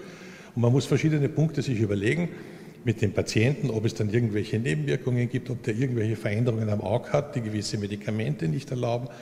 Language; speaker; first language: German; native; German